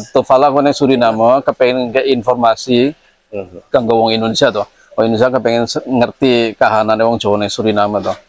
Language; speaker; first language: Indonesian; native; Indonesian